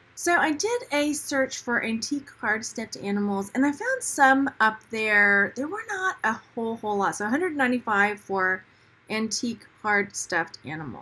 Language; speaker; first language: English; native; English